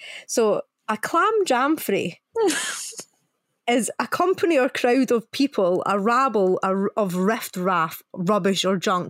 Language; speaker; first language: English; native; English